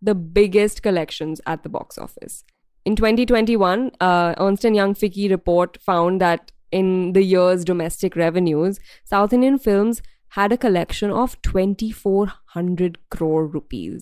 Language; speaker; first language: English; non-native, local second language; Hindi